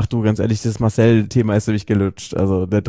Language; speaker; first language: German; native; German